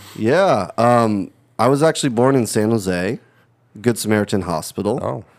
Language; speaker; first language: English; native; English